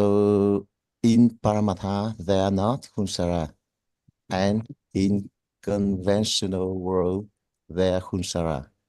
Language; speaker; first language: English; non-native, learner; Vietnamese